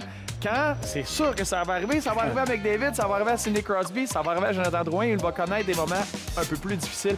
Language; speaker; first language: French; native; French